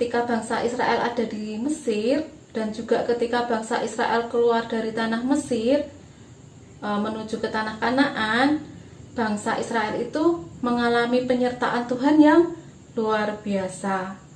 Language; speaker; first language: Indonesian; native; Indonesian